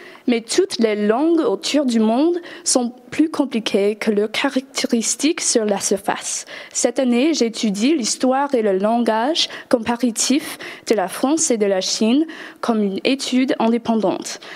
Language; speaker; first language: French; non-native, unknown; English